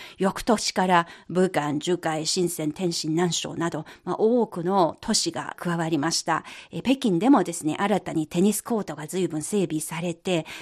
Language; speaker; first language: Japanese; non-native, fluent; Chinese